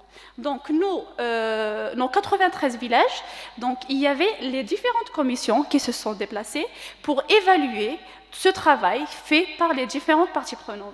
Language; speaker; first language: French; non-native, local second language; Kabyle